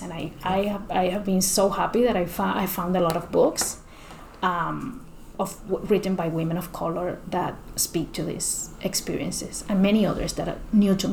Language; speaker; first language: English; non-native, fluent; Spanish